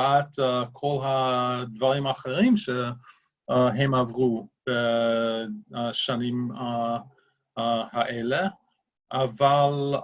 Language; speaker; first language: Hebrew; non-native, fluent; English